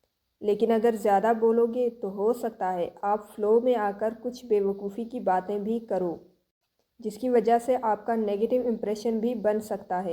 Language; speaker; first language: Urdu; native; Urdu